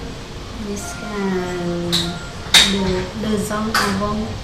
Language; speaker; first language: French; non-native, learner; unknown